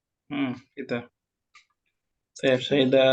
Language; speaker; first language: Indonesian; native; Indonesian